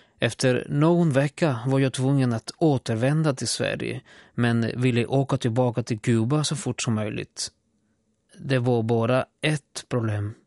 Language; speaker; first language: Swedish; non-native, fluent; Spanish